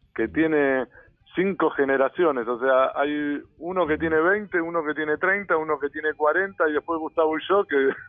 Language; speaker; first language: Spanish; native; Spanish